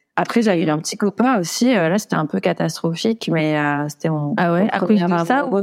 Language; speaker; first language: French; native; French